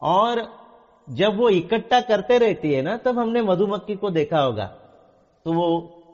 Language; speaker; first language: Hindi; non-native, local second language; Marathi